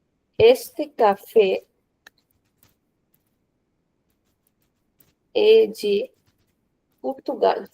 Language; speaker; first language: Portuguese; non-native, fluent; Hindi